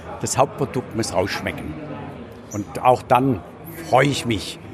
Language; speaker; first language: German; native; German